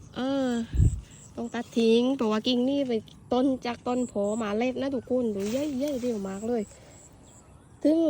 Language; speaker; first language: Thai; non-native, local second language; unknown